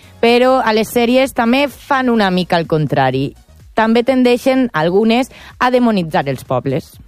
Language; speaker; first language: Catalan; native; Catalan